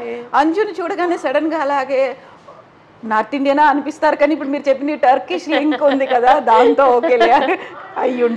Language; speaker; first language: Telugu; native; Telugu